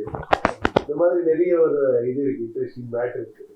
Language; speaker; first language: Tamil; non-native, learner; Kannada